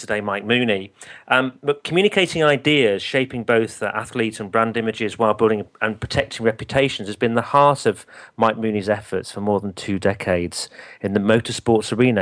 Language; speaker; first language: English; native; English